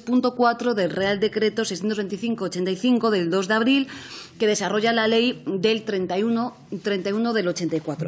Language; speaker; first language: Spanish; native; Spanish